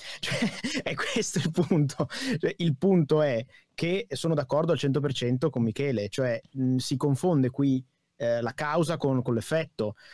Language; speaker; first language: Italian; native; Italian